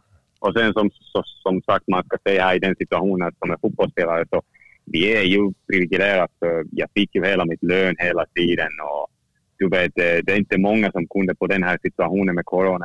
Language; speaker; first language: Swedish; non-native, fluent; Finnish